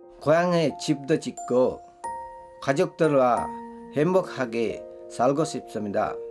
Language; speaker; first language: Korean; non-native, learner; Sinhala